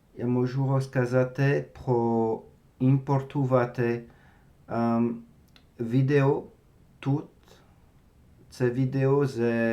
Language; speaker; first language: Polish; non-native, learner; French